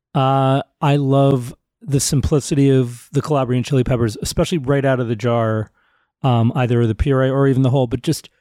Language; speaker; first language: English; early bilingual, other home language; Italian